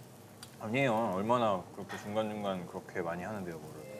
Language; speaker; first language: Korean; native; Korean